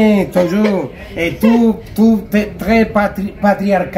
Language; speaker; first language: French; non-native, learner; Spanish